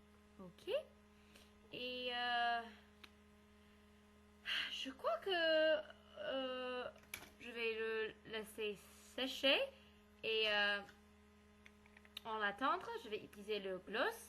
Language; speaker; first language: French; non-native, learner; English